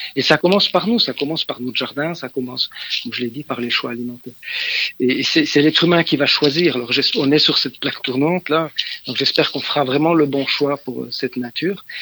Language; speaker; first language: French; native; French